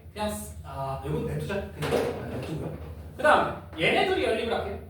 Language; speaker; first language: Korean; native; Korean